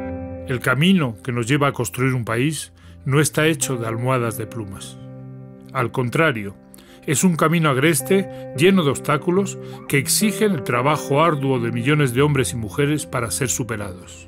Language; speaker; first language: Spanish; native; Spanish